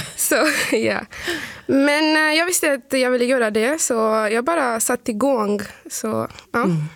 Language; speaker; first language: Swedish; non-native, fluent; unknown